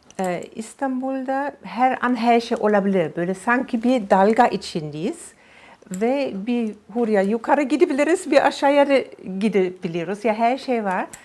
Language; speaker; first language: Turkish; non-native, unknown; German